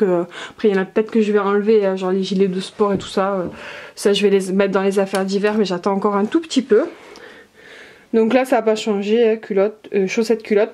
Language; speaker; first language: French; native; French